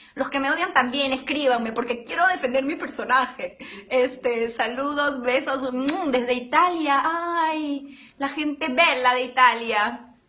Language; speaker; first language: Spanish; native; Spanish